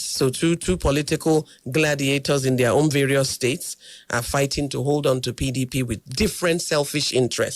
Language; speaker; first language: English; non-native, local second language; Yoruba